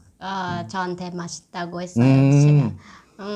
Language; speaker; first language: Korean; non-native, learner; Khmer